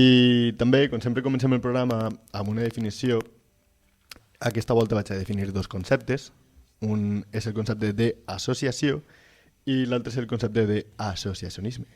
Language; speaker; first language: Catalan; native; Catalan